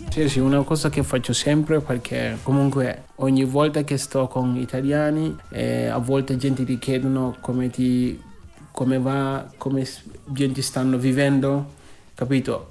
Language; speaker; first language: Italian; non-native, learner; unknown